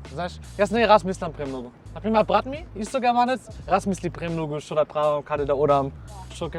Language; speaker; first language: Macedonian; non-native, fluent; German